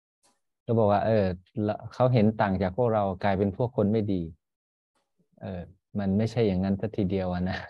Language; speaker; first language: Thai; native; Thai